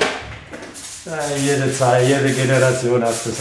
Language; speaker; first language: German; non-native, learner; Italian